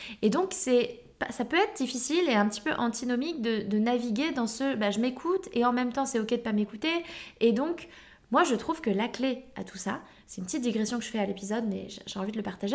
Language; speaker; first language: French; native; French